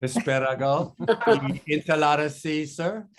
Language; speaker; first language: Spanish; non-native, learner; English